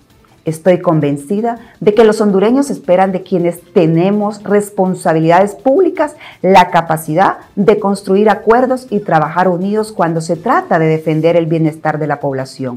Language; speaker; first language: Spanish; native; Spanish